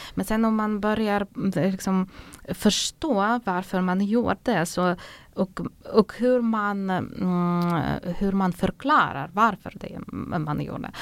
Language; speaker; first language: Swedish; non-native, fluent; Ukrainian